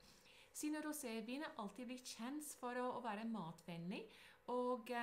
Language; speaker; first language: Norwegian; non-native, fluent; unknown